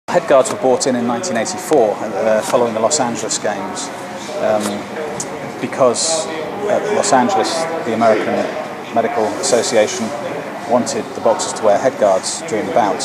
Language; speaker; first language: English; native; English